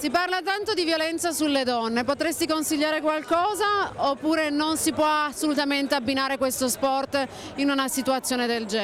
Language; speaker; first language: Italian; native; Italian